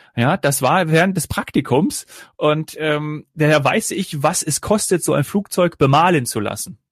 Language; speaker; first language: German; native; German